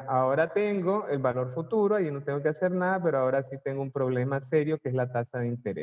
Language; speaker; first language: Spanish; native; Spanish